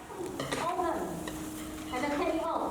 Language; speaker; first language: English; non-native, learner; Chinese